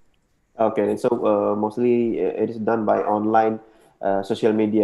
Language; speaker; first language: English; non-native, local second language; Indonesian